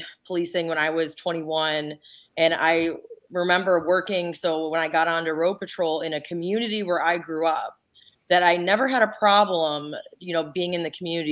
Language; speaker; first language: English; native; English